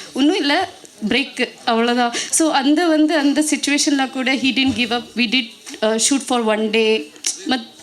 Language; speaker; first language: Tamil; non-native, learner; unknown